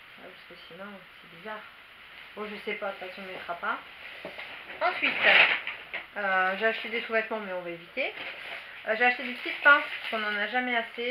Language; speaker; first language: French; native; French